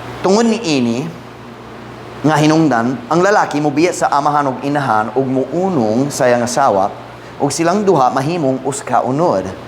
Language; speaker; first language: Cebuano; non-native, fluent; English